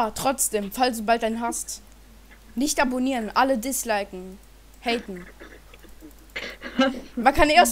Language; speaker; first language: German; native; German